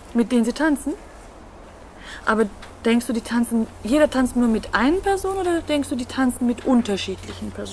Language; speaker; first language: German; non-native, fluent; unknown